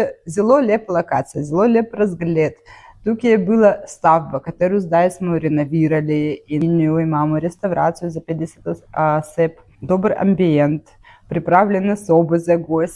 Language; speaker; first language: Slovenian; non-native, fluent; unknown